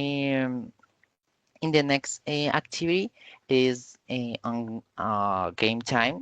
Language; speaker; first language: English; non-native, learner; Spanish